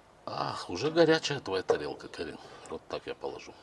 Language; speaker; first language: Russian; native; Russian